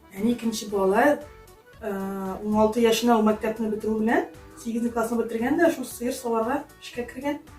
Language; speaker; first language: Tatar; native; Tatar